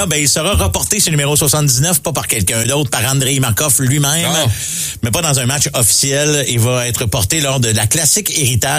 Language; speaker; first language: French; native; French